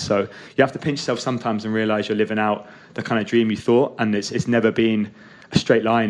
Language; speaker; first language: English; native; English